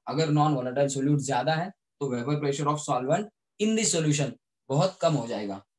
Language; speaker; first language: Hindi; native; Hindi